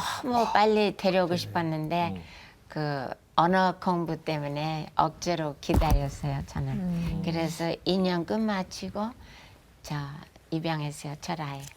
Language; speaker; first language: Korean; non-native, fluent; English